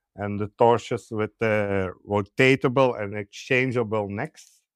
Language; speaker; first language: English; non-native, learner; Dutch